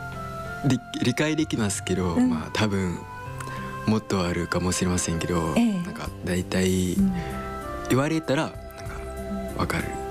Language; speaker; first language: Japanese; non-native, learner; Khmer